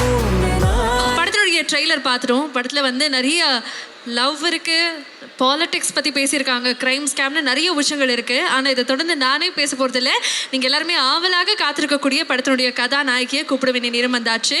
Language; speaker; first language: Tamil; native; Tamil